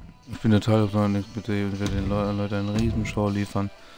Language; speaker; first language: German; native; German